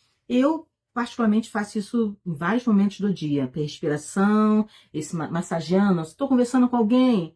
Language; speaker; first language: Portuguese; native; Portuguese